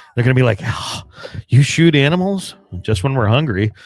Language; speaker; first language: English; native; English